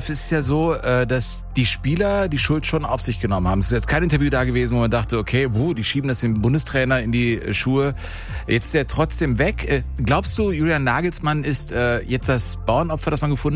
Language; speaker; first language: German; native; German